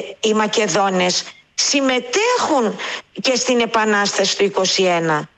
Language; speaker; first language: Greek; native; Greek